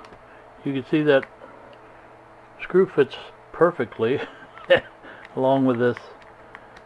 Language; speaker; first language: English; native; English